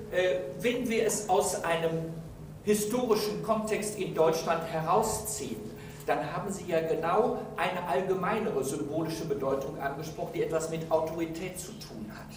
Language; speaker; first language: German; native; German